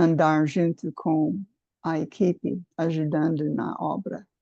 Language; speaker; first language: Portuguese; non-native, fluent; English